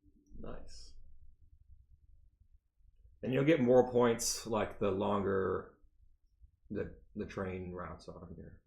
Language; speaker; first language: English; native; English